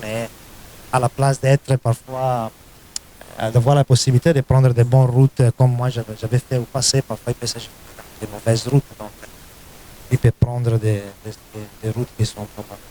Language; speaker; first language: French; non-native, learner; Italian